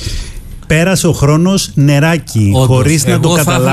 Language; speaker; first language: Greek; native; Greek